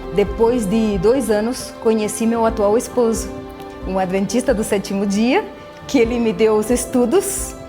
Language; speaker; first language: Portuguese; non-native, fluent; Spanish